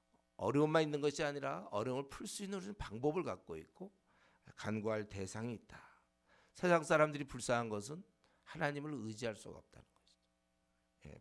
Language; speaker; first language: Korean; native; Korean